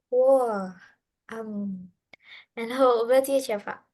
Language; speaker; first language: English; non-native, learner; Indonesian